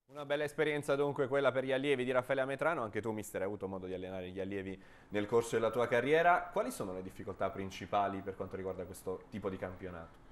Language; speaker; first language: Italian; native; Italian